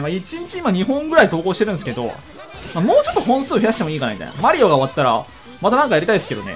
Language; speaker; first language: Japanese; native; Japanese